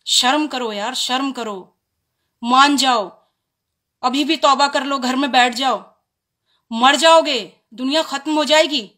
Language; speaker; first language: Hindi; native; Hindi